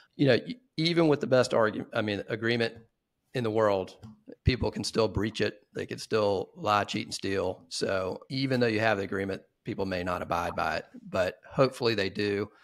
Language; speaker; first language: English; native; English